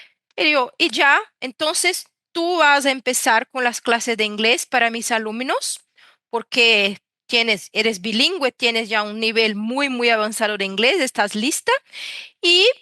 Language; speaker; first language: Spanish; non-native, fluent; Portuguese